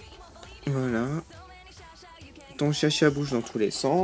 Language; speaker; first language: French; native; French